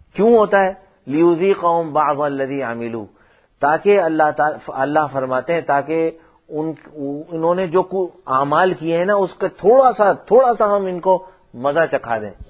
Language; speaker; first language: Urdu; non-native, local second language; Punjabi